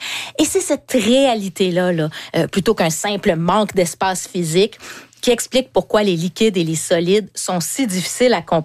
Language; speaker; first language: French; native; French